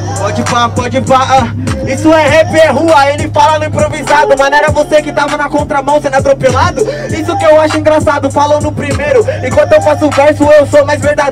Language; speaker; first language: Portuguese; native; Portuguese